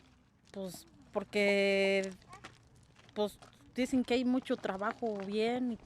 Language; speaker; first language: Spanish; native; Spanish